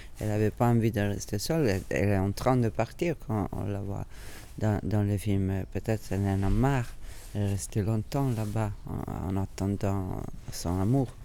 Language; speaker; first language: French; non-native, fluent; Italian